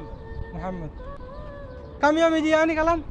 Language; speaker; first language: Arabic; non-native, learner; Bangla